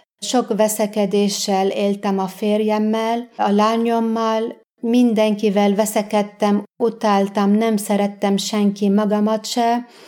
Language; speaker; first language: Hungarian; non-native, learner; Arabic